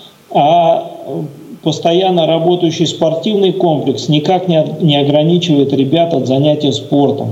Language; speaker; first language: Russian; native; Russian